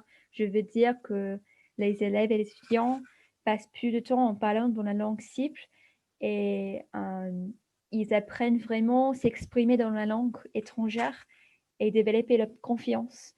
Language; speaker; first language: French; non-native, fluent; English